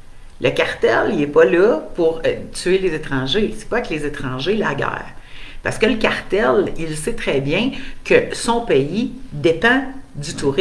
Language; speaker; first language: French; native; French